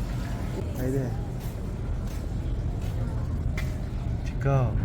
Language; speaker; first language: English; non-native, learner; Vietnamese